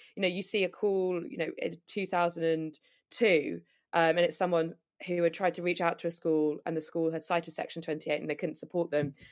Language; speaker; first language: English; native; English